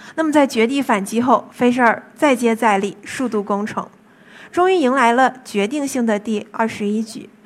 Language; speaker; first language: Chinese; native; Chinese